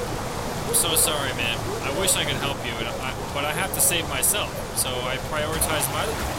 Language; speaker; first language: English; native; English